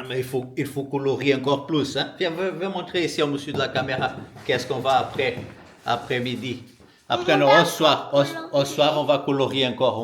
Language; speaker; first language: French; non-native, fluent; Portuguese